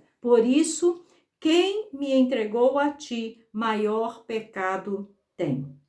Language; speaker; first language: Portuguese; native; Portuguese